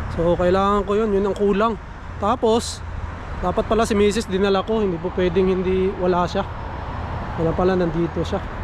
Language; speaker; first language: Filipino; non-native, local second language; Cebuano